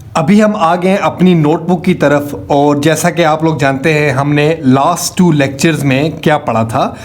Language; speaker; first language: Urdu; native; Urdu